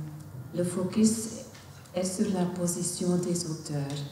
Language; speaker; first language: French; non-native, local second language; Dutch